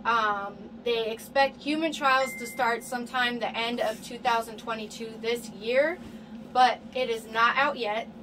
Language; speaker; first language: English; native; English